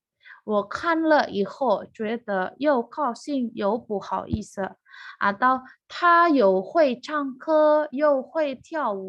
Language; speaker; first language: Chinese; non-native, fluent; Indonesian